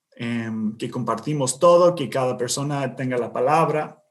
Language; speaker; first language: Spanish; non-native, fluent; English